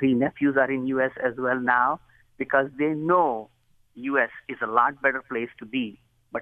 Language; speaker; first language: English; non-native, local second language; Hindi